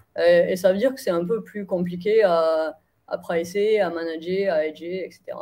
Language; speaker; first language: French; native; French